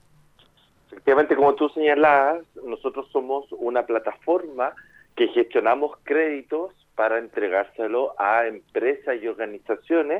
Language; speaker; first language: Spanish; native; Spanish